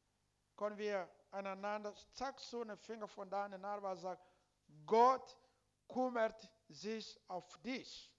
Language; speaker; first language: German; non-native, learner; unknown